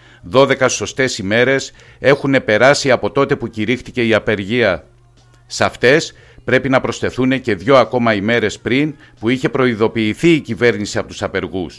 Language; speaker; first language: Greek; native; Greek